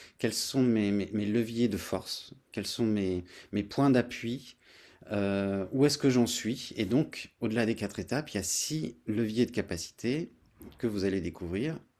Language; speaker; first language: French; native; French